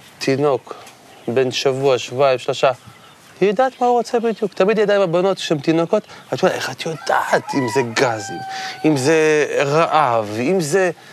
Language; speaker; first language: Hebrew; native; Hebrew